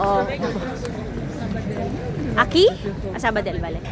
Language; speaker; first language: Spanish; non-native, learner; Filipino